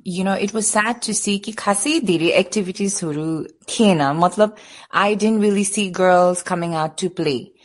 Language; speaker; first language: English; early bilingual, other home language; Nepali